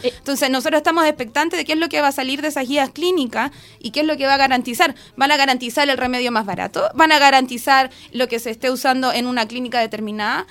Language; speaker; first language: Spanish; native; Spanish